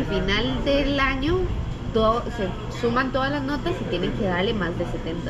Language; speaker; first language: Spanish; native; Spanish